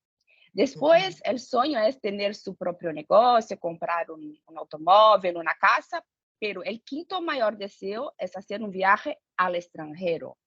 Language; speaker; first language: Spanish; non-native, fluent; Portuguese